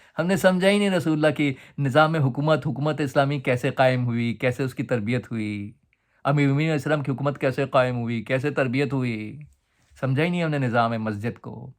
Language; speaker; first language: Urdu; native; Urdu